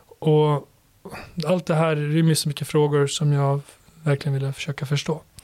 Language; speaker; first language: Swedish; early bilingual, other home language; Albanian